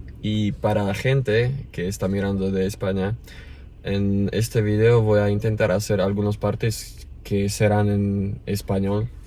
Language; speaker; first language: Spanish; non-native, learner; Slovak